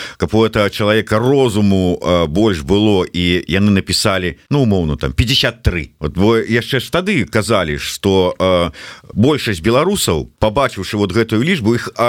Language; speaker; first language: Belarusian; non-native, local second language; Russian